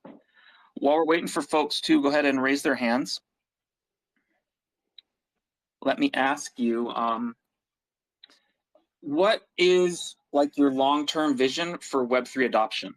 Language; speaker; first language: English; native; English